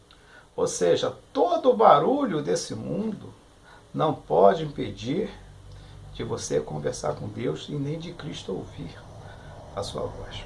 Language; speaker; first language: Portuguese; native; Portuguese